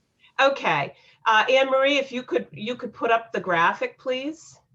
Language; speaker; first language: English; native; English